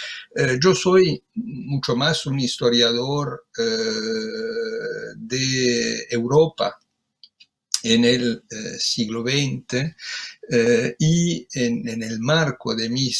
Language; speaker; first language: Spanish; non-native, fluent; Italian